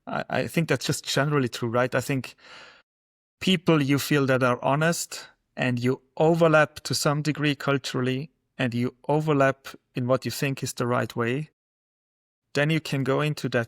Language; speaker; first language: English; non-native, fluent; German